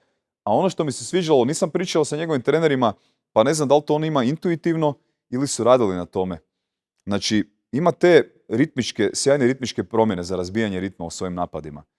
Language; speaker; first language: Croatian; native; Croatian